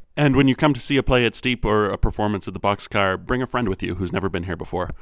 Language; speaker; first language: English; native; English